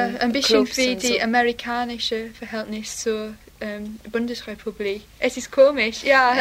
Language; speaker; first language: German; non-native, learner; English